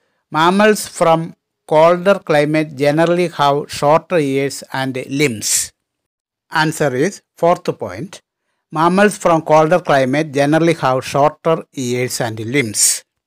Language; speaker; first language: English; non-native, local second language; Malayalam